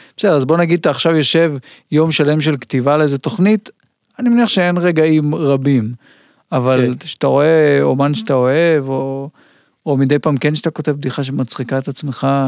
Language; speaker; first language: Hebrew; native; Hebrew